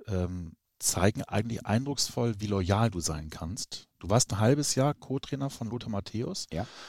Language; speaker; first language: German; native; German